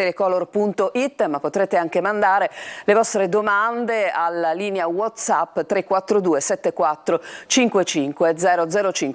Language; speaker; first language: Italian; native; Italian